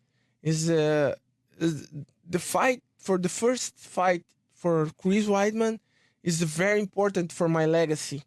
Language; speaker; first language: English; non-native, learner; Portuguese